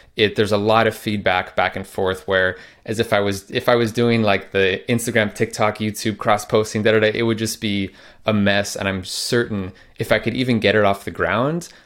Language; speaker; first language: English; native; English